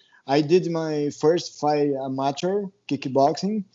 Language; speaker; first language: English; non-native, learner; Portuguese